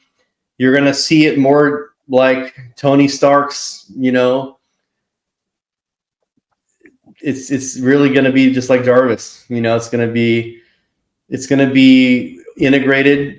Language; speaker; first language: English; native; English